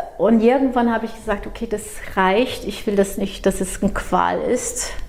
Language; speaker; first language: German; non-native, fluent; Portuguese